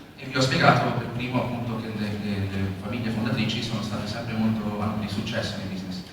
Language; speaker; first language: Italian; native; Italian